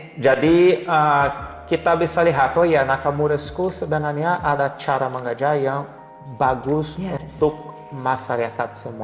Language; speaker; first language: Indonesian; non-native, learner; Portuguese